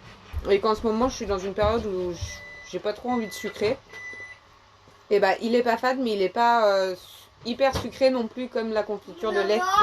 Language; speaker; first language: French; native; French